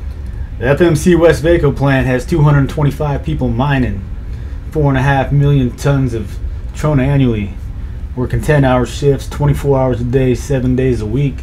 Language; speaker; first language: English; native; English